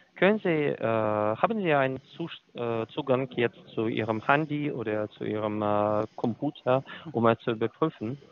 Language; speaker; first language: German; non-native, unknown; Russian